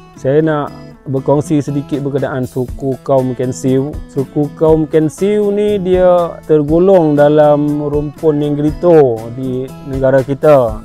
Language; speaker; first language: Malay; non-native, local second language; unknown